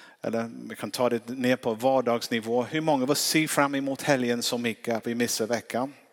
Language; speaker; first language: Swedish; non-native, fluent; English